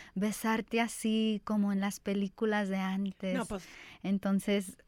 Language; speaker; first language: Spanish; early bilingual, heritage; Spanish